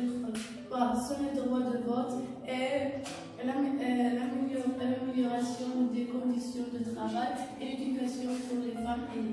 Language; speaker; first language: French; non-native, learner; Arabic